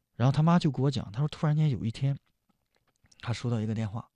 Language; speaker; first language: Chinese; native; Chinese